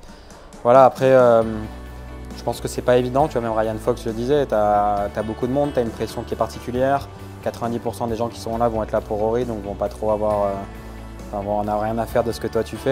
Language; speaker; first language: French; native; French